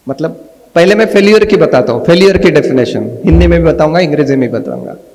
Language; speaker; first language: Hindi; non-native, local second language; Marathi